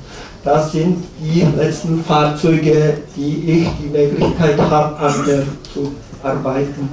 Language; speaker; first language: German; non-native, learner; Czech